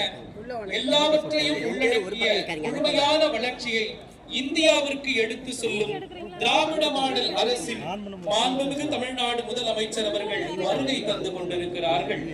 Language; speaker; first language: Tamil; native; Tamil